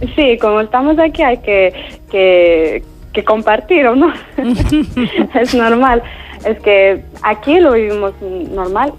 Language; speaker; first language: Spanish; non-native, fluent; Arabic